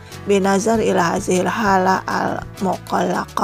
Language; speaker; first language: Arabic; non-native, fluent; Indonesian